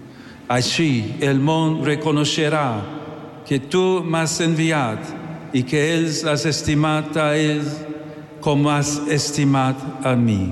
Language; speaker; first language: Catalan; non-native, learner; English